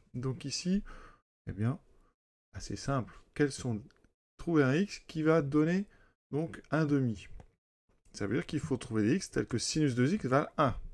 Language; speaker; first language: French; native; French